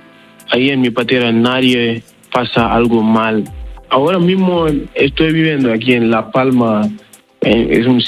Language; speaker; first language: Spanish; non-native, learner; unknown